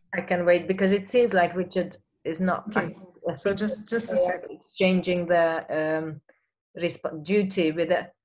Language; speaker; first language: English; non-native, fluent; Hungarian